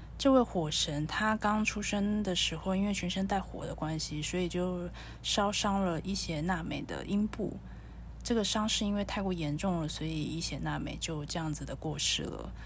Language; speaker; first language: Chinese; native; Chinese